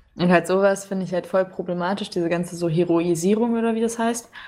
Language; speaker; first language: German; native; German